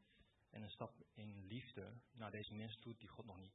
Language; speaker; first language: Dutch; early bilingual, other home language; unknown